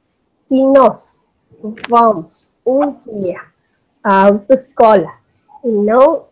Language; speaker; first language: Portuguese; non-native, learner; Spanish